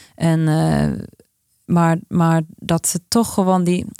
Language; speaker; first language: Dutch; non-native, fluent; Norwegian